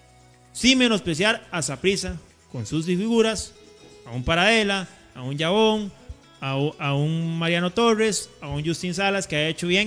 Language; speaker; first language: Spanish; native; Spanish